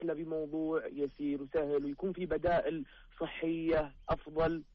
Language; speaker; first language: Arabic; native; Arabic